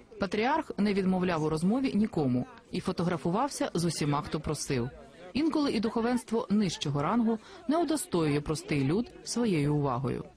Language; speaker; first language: Ukrainian; native; Ukrainian